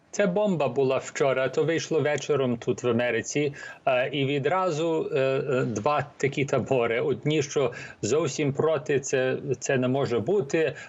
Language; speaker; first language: Ukrainian; early bilingual, heritage; Ukrainian